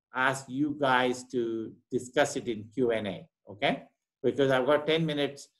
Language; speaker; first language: English; non-native, local second language; Marathi